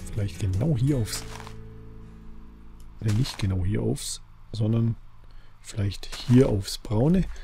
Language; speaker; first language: German; native; German